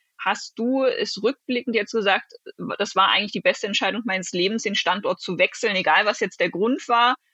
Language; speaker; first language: German; native; German